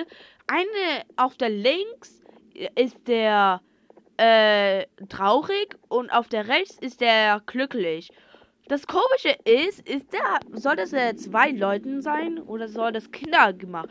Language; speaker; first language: German; non-native, learner; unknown